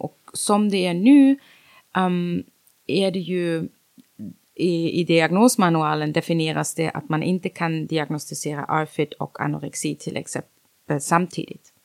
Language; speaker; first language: Swedish; non-native, fluent; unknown